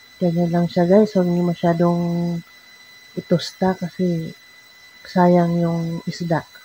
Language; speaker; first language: Filipino; non-native, local second language; Cebuano